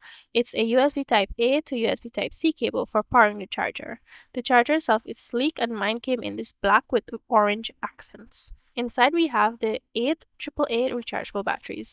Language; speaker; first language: English; native; English